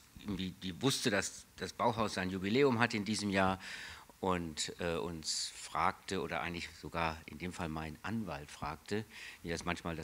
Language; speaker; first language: German; native; German